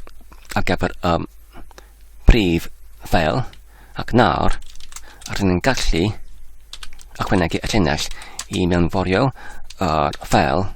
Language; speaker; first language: Welsh; non-native, learner; English